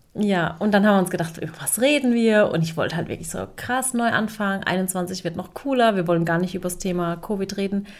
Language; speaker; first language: German; early bilingual, other home language; Turkish